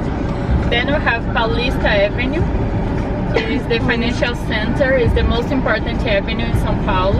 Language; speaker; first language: English; non-native, fluent; Portuguese